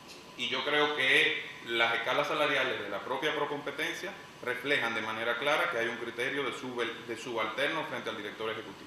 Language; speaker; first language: Spanish; native; Spanish